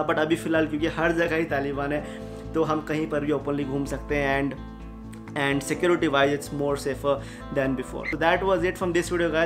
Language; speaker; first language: Hindi; native; Hindi